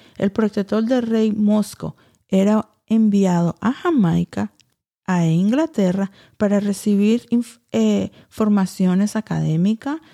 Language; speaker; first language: Spanish; early bilingual, heritage; Spanish